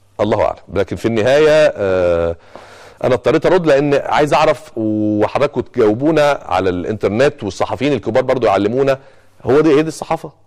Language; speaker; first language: Arabic; native; Arabic